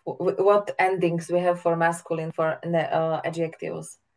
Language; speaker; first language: English; non-native, fluent; Slovak